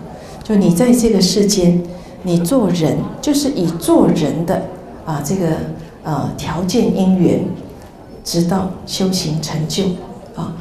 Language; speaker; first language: Chinese; native; Chinese